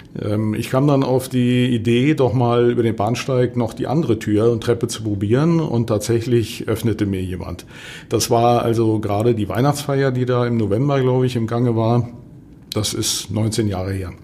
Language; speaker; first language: German; native; German